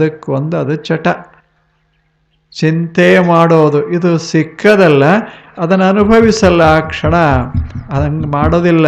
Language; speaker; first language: Kannada; native; Kannada